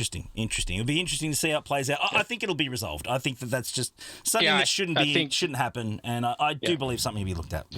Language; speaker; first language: English; native; English